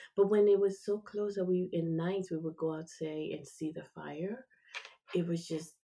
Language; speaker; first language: English; early bilingual, other home language; Spanish